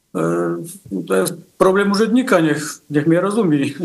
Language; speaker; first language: Polish; native; Polish